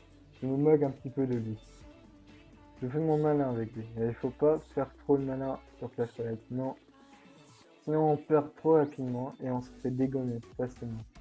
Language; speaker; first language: French; native; French